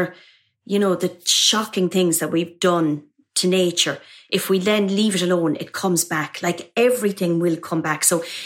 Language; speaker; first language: English; native; English